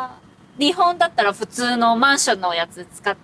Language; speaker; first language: Japanese; non-native, fluent; Cantonese